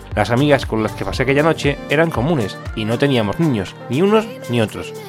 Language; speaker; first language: Spanish; native; Spanish